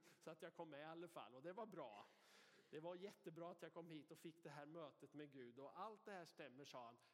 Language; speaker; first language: Swedish; native; Swedish